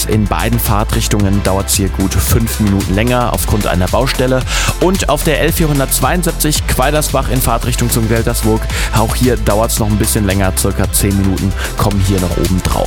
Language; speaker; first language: German; native; German